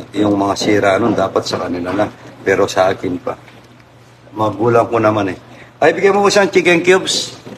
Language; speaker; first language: Filipino; non-native, local second language; Pampanga